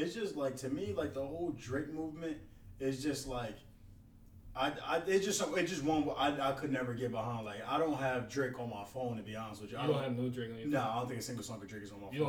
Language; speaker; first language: English; native; English